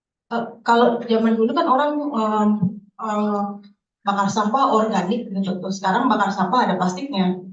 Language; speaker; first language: Indonesian; native; Indonesian